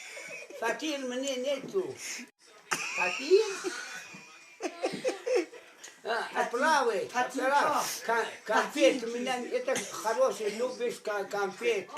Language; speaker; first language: Russian; non-native, learner; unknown